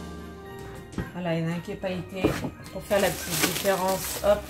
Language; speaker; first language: French; native; French